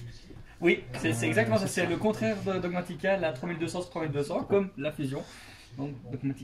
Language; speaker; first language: French; native; French